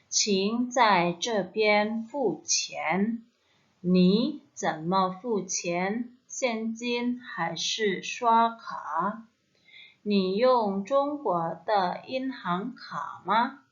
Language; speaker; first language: Chinese; non-native, fluent; Indonesian